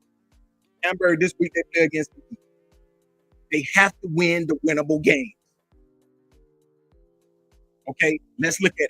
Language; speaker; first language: English; native; English